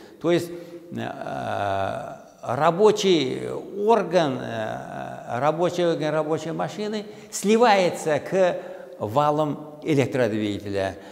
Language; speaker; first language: Russian; non-native, local second language; Uzbek